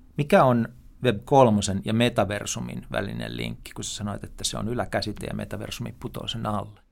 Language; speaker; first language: Finnish; native; Finnish